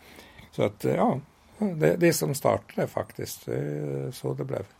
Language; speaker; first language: Swedish; non-native, fluent; Hungarian